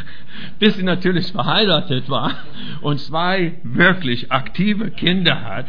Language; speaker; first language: German; non-native, fluent; English